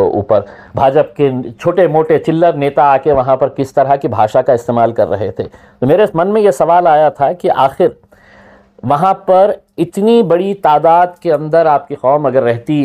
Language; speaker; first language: Hindi; native; Hindi